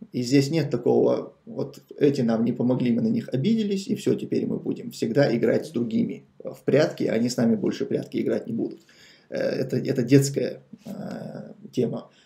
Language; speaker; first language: Russian; non-native, local second language; Chechen